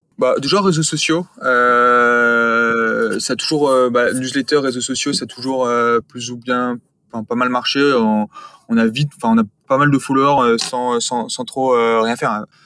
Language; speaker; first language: French; native; French